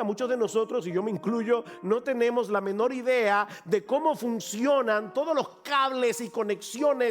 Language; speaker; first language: Spanish; native; Spanish